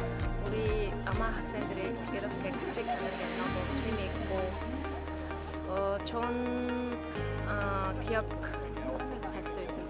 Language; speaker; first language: Korean; non-native, learner; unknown